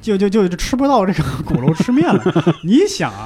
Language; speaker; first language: Chinese; native; Chinese